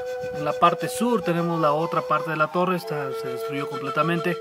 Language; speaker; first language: Spanish; native; Spanish